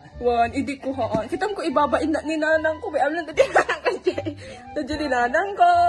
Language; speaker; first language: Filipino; non-native, local second language; Iloko